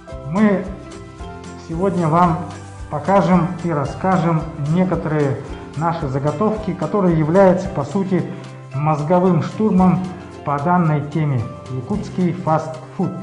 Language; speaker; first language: Russian; native; Russian